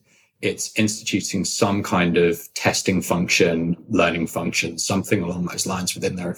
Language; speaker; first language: English; native; English